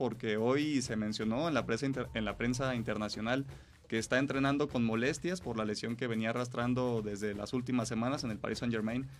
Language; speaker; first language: Spanish; native; Spanish